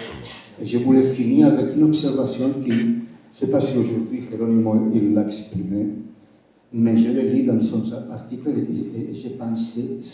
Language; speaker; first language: French; non-native, fluent; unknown